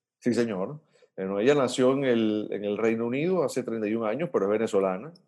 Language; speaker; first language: Spanish; native; Spanish